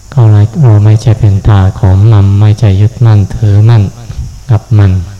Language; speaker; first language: Thai; non-native, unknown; Japanese